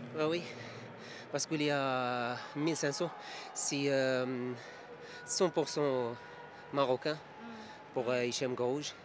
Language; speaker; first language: French; non-native, learner; Arabic